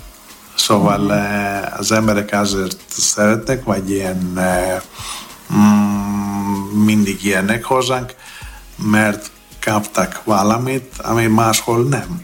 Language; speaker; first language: Hungarian; non-native, fluent; Greek